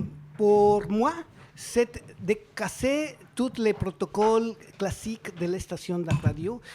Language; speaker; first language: French; non-native, learner; Spanish